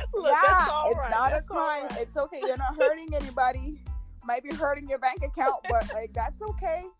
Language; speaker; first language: English; non-native, local second language; Akan